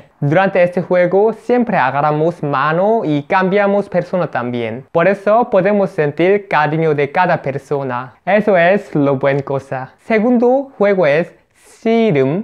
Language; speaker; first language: Spanish; non-native, learner; Korean